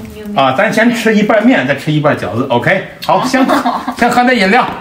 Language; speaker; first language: Chinese; native; Chinese